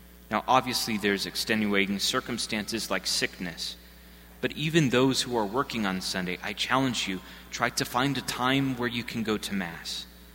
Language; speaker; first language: English; native; English